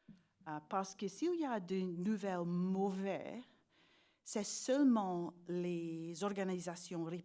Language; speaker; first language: French; non-native, learner; English